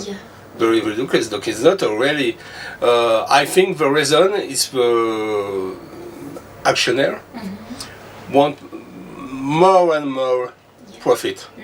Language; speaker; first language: English; non-native, learner; French